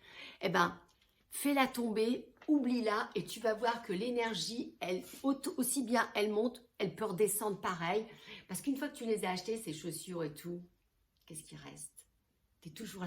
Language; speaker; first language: French; native; French